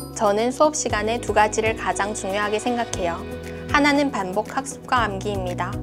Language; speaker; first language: Korean; non-native, fluent; Chinese